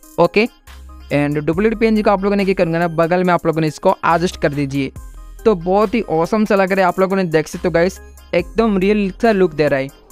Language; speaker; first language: Hindi; non-native, local second language; Odia